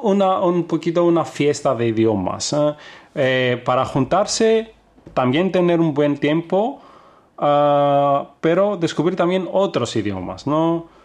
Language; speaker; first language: Spanish; non-native, fluent; Greek